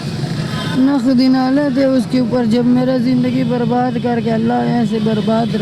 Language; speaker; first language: Hindi; non-native, local second language; Punjabi